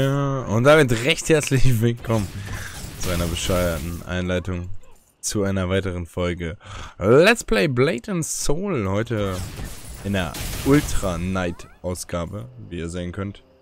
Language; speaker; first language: German; native; German